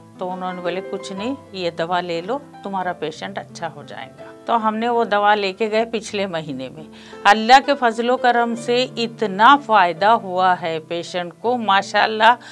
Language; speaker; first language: Hindi; non-native, local second language; Urdu